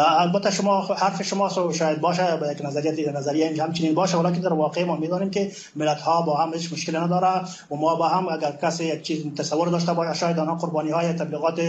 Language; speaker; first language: Persian; non-native, local second language; Pashto